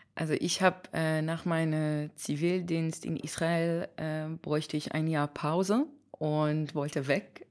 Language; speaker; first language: German; non-native, fluent; Hebrew